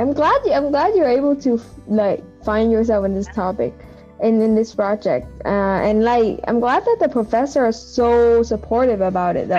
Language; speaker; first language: English; non-native, fluent; Vietnamese